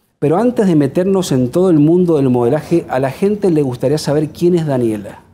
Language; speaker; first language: Spanish; native; Spanish